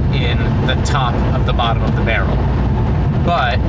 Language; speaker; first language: English; native; English